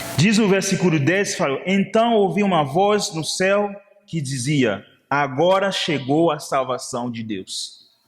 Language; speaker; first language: Portuguese; non-native, fluent; Haitian Creole